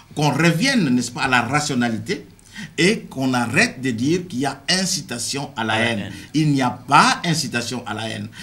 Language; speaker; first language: French; non-native, local second language; Kongo